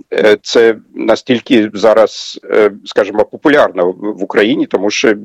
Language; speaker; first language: Ukrainian; non-native, fluent; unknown